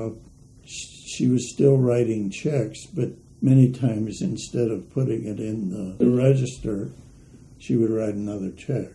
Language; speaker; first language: English; native; English